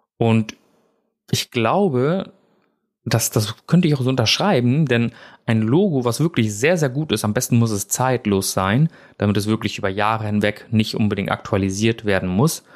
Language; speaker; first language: German; early bilingual, other home language; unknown